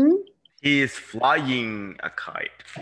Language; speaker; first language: English; non-native, fluent; Spanish